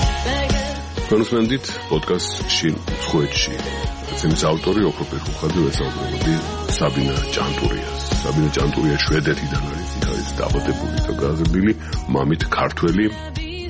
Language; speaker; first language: Georgian; native; Georgian